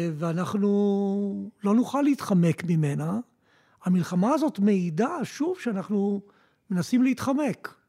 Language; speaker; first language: Hebrew; early bilingual, other home language; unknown